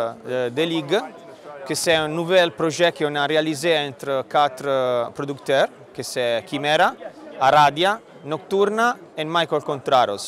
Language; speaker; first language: French; non-native, fluent; Italian